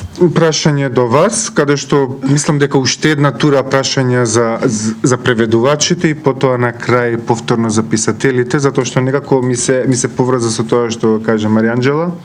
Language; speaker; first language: Macedonian; native; Macedonian